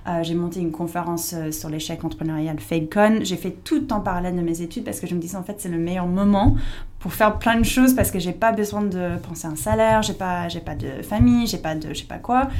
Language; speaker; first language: French; non-native, fluent; English